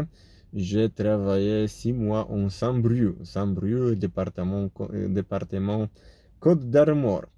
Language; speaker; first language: French; non-native, fluent; Polish